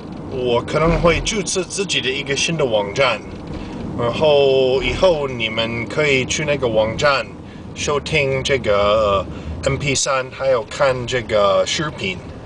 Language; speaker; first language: Chinese; non-native, fluent; English